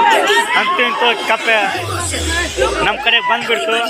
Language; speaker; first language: Kannada; non-native, local second language; Lambadi